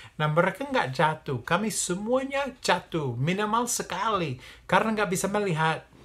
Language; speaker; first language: Indonesian; non-native, fluent; English